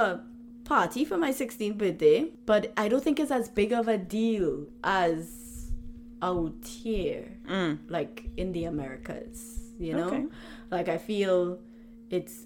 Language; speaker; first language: English; native; English